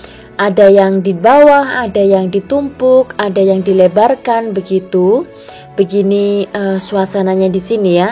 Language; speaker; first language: Indonesian; non-native, local second language; Javanese